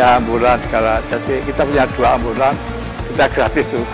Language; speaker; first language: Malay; non-native, local second language; Javanese